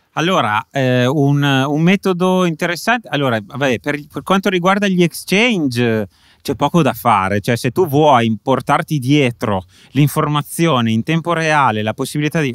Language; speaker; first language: Italian; native; Italian